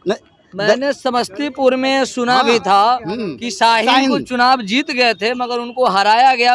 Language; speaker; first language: Hindi; native; Hindi